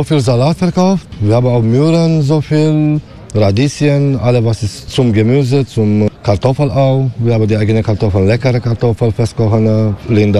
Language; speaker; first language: German; non-native, learner; Romanian